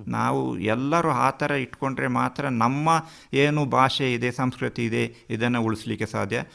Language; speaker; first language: Kannada; non-native, local second language; Kodava